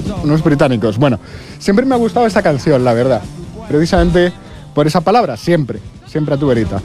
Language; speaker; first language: Spanish; native; Spanish